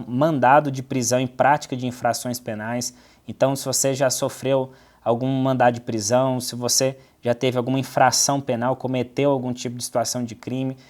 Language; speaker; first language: Portuguese; native; Portuguese